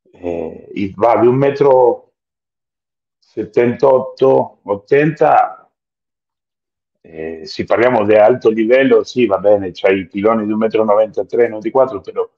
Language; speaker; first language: Italian; non-native, fluent; Spanish